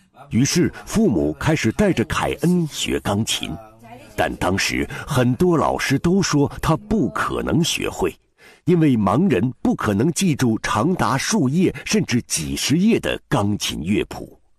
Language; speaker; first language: Chinese; native; Chinese